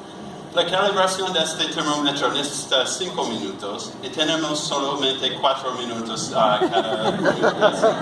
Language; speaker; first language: Spanish; non-native, learner; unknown